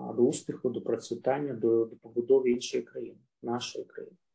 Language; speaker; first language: Ukrainian; native; Ukrainian